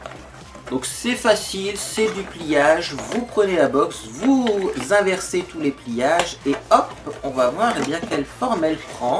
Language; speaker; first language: French; native; French